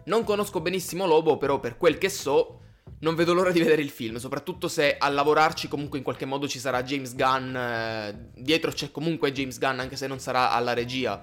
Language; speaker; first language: Italian; native; Italian